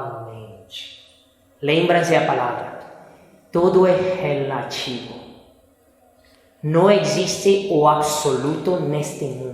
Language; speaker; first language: Portuguese; non-native, fluent; Spanish